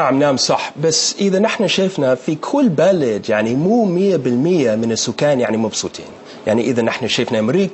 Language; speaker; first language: Arabic; non-native, learner; English